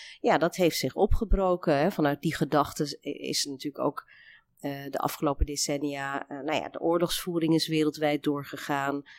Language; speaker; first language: Dutch; early bilingual, other home language; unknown